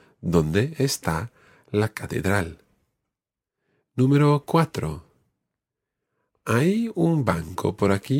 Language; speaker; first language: Spanish; non-native, fluent; English